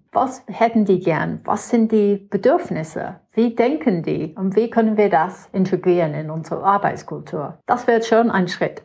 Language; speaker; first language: German; non-native, fluent; English